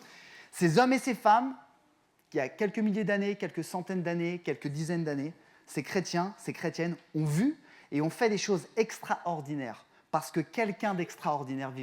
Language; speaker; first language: French; native; French